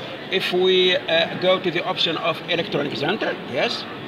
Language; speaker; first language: English; non-native, fluent; Arabic